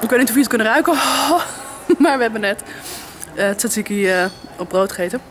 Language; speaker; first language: Dutch; native; Dutch